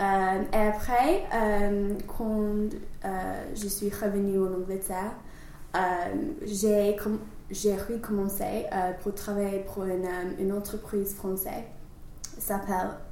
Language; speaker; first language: French; non-native, learner; English